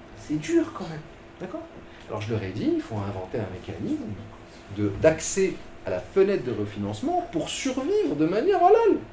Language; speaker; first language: French; non-native, local second language; Arabic